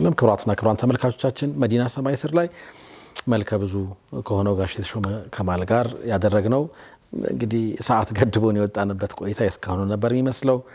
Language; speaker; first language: Amharic; native; Amharic